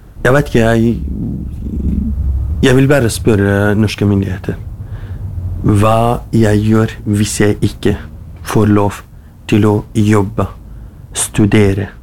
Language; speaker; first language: Norwegian; non-native, fluent; Kurdish